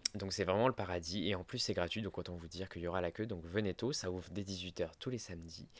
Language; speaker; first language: French; native; French